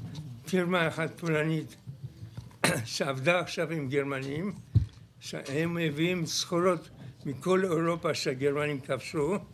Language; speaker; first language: Hebrew; non-native, fluent; Polish